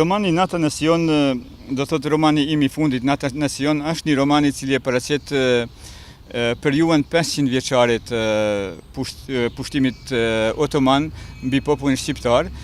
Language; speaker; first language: Albanian; native; Albanian